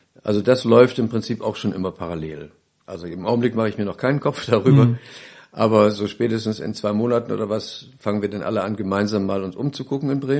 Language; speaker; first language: German; native; German